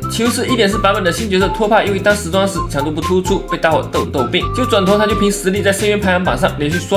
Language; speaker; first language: Chinese; native; Chinese